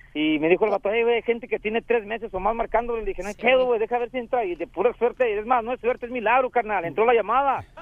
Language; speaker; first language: Spanish; native; Spanish